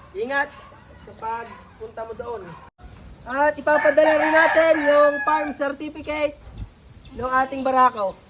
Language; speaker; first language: Filipino; native; Filipino